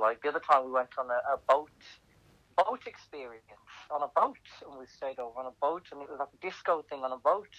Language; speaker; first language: English; native; English